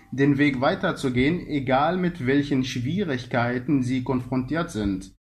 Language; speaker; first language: German; non-native, fluent; Arabic